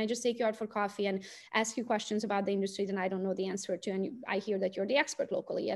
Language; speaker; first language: English; non-native, fluent; Romanian